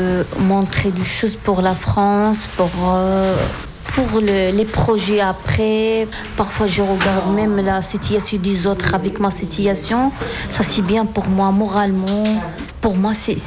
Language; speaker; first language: French; non-native, learner; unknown